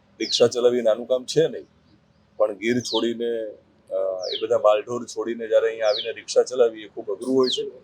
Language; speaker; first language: Gujarati; native; Gujarati